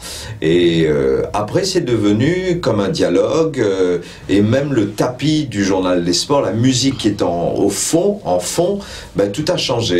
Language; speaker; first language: French; non-native, local second language; Morisyen